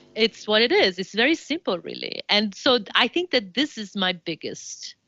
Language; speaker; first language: English; non-native, fluent; Italian